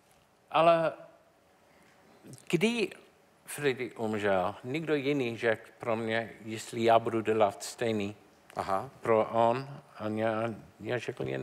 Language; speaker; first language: Czech; non-native, learner; English